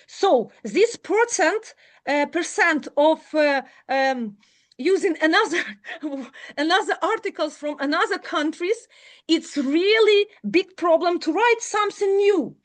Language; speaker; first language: English; non-native, learner; Ukrainian